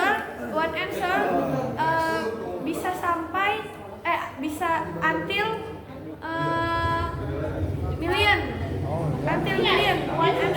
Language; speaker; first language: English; non-native, learner; Indonesian